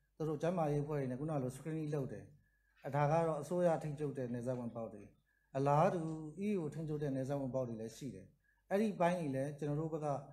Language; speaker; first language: Burmese; native; Burmese